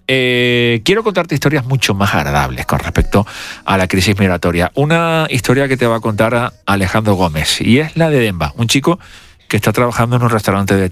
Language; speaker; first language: Spanish; native; Spanish